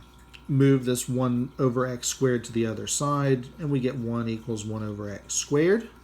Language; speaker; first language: English; native; English